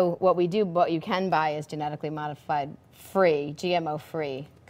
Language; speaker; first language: English; native; English